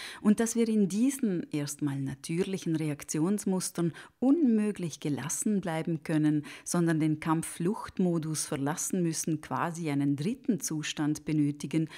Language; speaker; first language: German; native; German